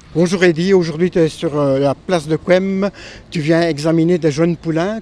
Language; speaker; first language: French; native; French